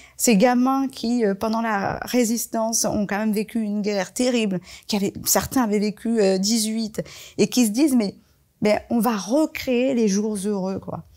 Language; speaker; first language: French; early bilingual, other home language; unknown